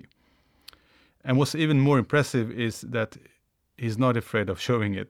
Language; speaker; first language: English; non-native, fluent; Swedish